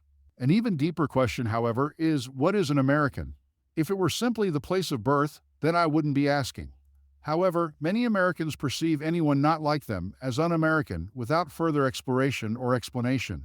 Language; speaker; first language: English; native; English